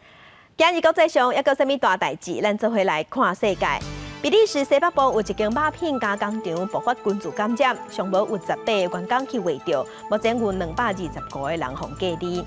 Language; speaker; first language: Chinese; native; Chinese